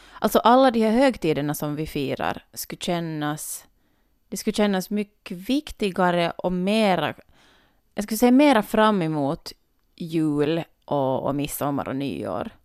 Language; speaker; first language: Swedish; native; Swedish